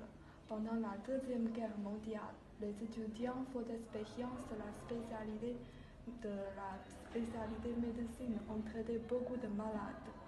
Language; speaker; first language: French; non-native, learner; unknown